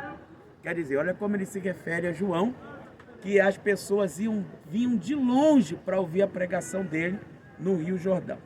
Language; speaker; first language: Portuguese; native; Portuguese